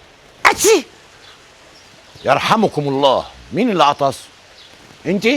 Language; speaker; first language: Arabic; native; Arabic